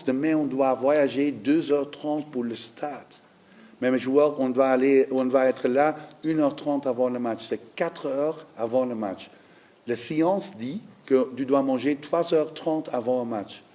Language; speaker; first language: French; non-native, fluent; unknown